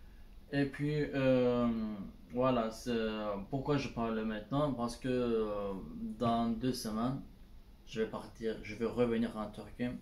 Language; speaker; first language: French; non-native, learner; Turkish